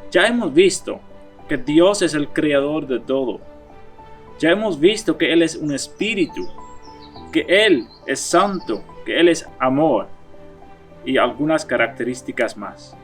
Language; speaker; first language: Spanish; non-native, fluent; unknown